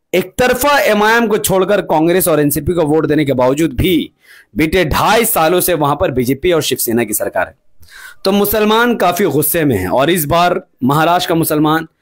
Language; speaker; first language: Hindi; non-native, local second language; Urdu